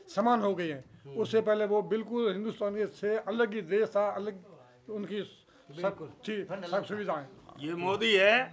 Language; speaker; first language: Hindi; native; Hindi